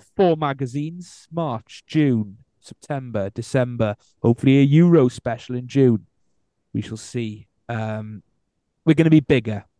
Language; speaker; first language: English; native; English